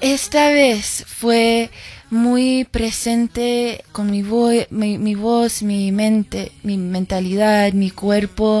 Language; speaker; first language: Spanish; non-native, learner; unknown